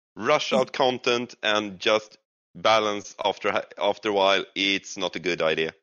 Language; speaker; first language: English; non-native, fluent; Swedish